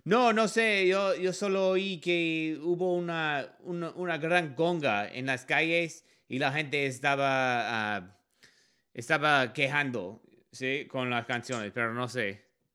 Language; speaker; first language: Spanish; non-native, learner; English